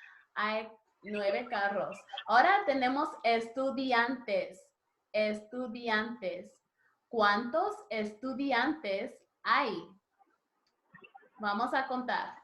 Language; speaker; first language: Spanish; non-native, learner; English